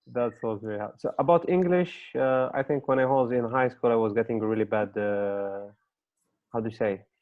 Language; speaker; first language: English; non-native, fluent; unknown